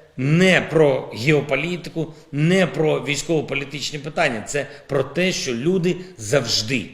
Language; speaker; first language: Ukrainian; non-native, local second language; Russian